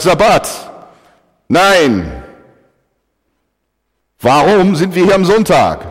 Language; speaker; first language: German; non-native, fluent; English